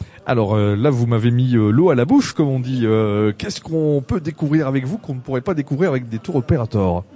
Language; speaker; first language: French; native; French